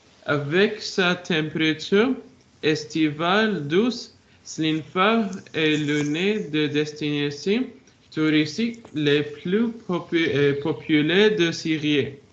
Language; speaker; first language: French; non-native, learner; Arabic